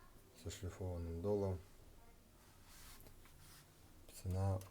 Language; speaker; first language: Russian; native; Russian